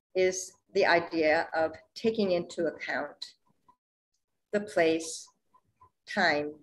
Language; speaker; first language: English; native; English